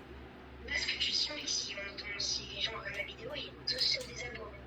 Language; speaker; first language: French; native; French